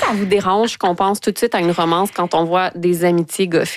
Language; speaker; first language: French; native; French